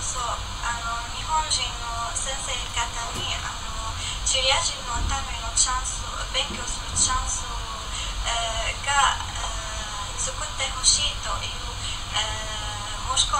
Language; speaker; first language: Japanese; non-native, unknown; Arabic